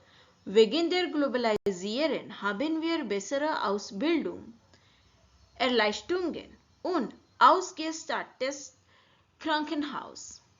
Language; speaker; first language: German; non-native, learner; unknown